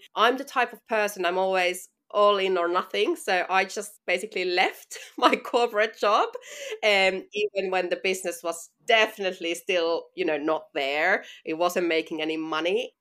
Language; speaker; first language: English; non-native, fluent; Finnish